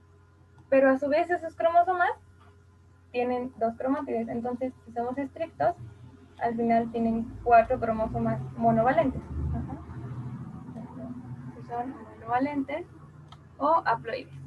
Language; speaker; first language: Spanish; native; Spanish